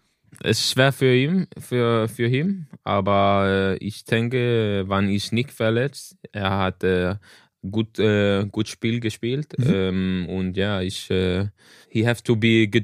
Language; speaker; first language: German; non-native, learner; Danish